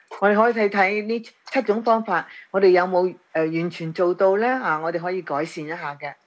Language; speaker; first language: Chinese; non-native, local second language; Cantonese